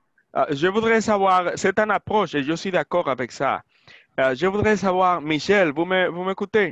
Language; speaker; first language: French; non-native, fluent; Spanish